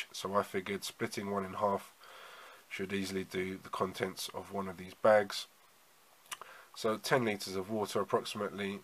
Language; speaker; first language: English; native; English